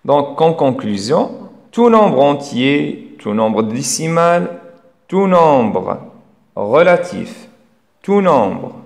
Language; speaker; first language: French; non-native, local second language; Arabic